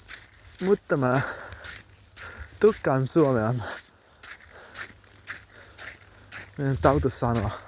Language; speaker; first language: Finnish; non-native, learner; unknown